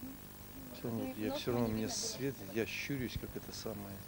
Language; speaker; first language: Russian; native; Russian